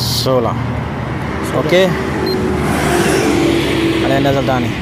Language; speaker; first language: Arabic; non-native, learner; Punjabi